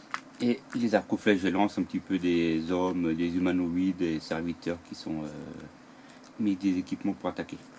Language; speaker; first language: French; native; French